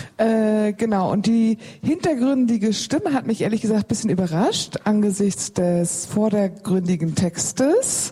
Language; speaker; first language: German; native; German